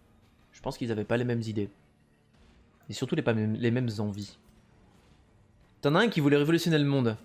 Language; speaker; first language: French; native; French